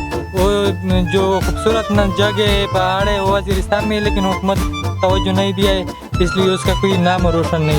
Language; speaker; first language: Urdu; non-native, local second language; Pashto